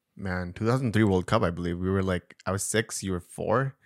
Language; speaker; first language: English; non-native, local second language; Urdu